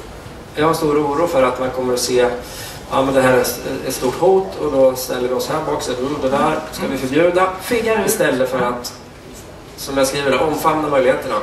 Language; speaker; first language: Swedish; native; Swedish